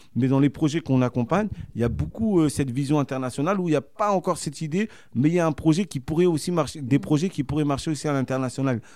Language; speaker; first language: French; native; French